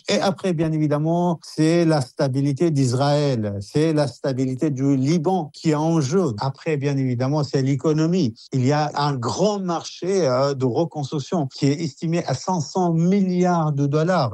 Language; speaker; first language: French; non-native, fluent; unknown